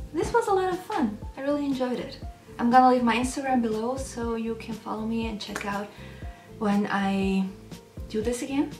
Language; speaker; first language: English; non-native, fluent; German